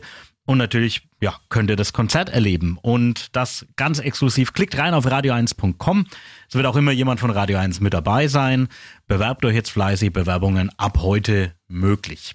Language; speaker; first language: German; native; German